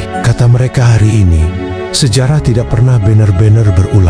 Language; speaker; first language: Indonesian; native; Indonesian